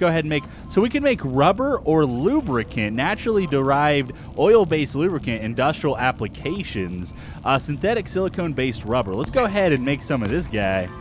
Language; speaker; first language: English; native; English